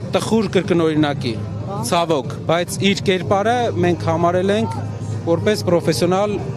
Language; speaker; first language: Armenian; native; Armenian